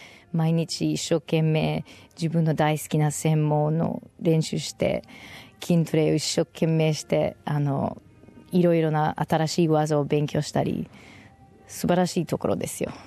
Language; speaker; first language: Japanese; non-native, fluent; English